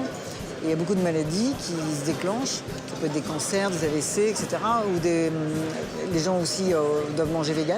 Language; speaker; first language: French; native; French